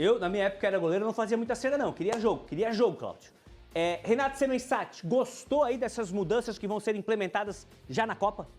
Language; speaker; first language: Portuguese; native; Portuguese